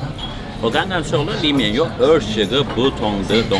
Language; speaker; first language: Chinese; non-native, learner; Turkish